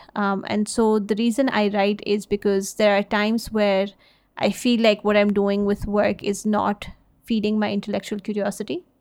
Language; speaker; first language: English; native; English